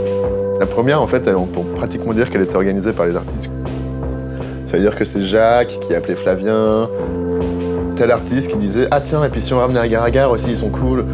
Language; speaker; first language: French; native; French